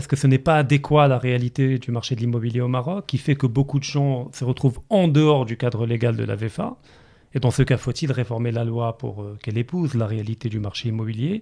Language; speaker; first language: French; non-native, local second language; Arabic